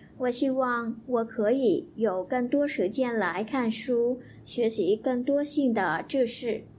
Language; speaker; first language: Chinese; non-native, learner; Vietnamese